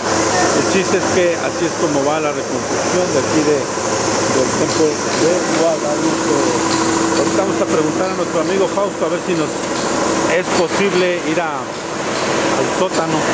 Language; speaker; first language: Spanish; native; Spanish